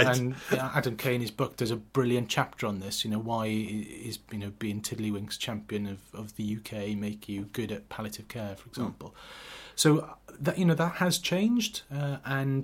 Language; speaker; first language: English; native; English